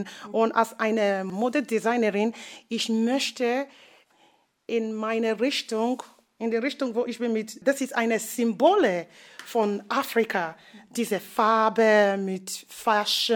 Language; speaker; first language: German; non-native, learner; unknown